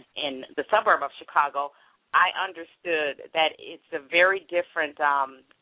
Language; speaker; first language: English; native; English